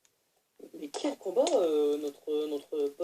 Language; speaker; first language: French; native; French